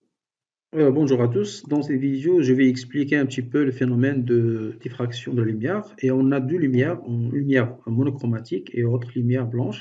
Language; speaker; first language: French; non-native, local second language; Arabic